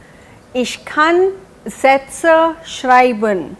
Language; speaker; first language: German; non-native, fluent; Hindi